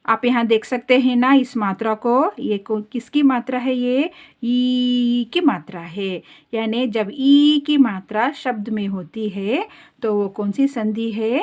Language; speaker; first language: Hindi; non-native, local second language; Kannada